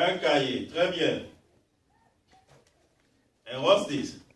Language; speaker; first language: French; non-native, fluent; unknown